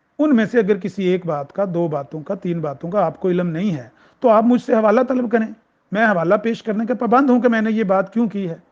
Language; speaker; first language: Urdu; non-native, local second language; Punjabi